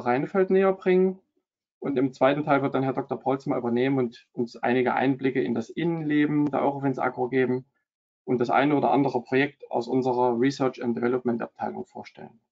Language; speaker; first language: German; native; German